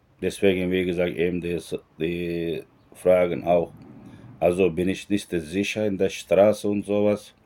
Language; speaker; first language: German; non-native, learner; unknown